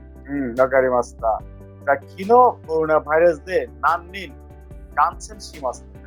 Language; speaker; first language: Japanese; non-native, fluent; Bangla